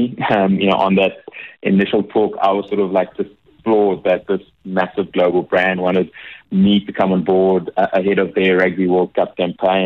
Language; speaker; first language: English; native; English